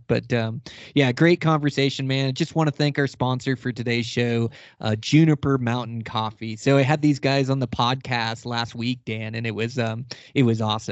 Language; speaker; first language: English; native; English